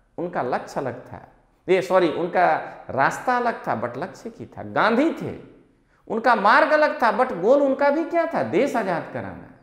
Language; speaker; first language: Hindi; non-native, local second language; Gujarati